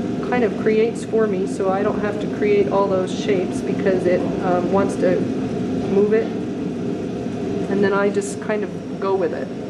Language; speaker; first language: English; native; English